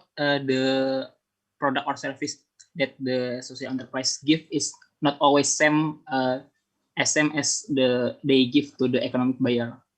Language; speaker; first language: English; non-native, learner; Indonesian